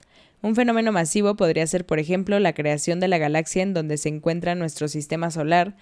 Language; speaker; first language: Spanish; native; Spanish